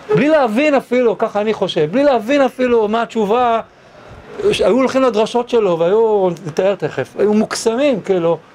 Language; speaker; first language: Hebrew; early bilingual, other home language; English